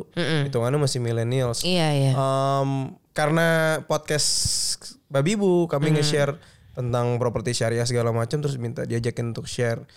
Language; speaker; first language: Indonesian; native; Indonesian